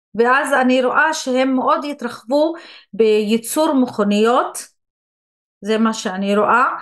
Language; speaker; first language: Hebrew; non-native, local second language; Arabic